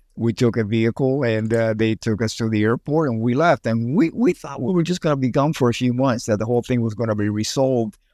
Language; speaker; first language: English; early bilingual, other home language; Spanish